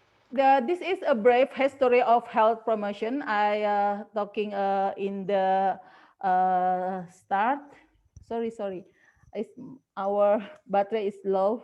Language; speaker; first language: English; non-native, learner; Indonesian